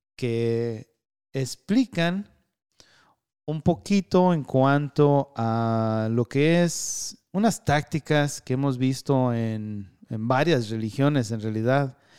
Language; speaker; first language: Spanish; early bilingual, heritage; Spanish